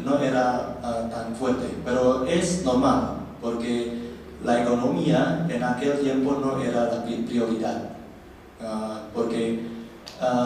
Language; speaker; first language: Spanish; non-native, learner; Indonesian